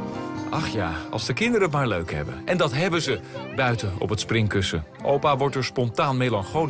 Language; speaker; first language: Dutch; native; Dutch